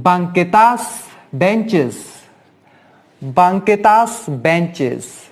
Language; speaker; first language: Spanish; non-native, learner; Hindi